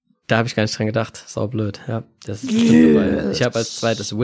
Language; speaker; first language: German; native; German